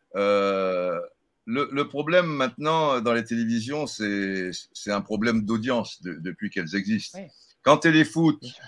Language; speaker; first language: French; native; French